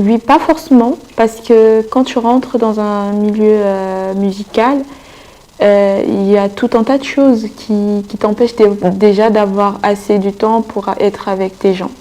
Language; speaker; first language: French; non-native, local second language; Sango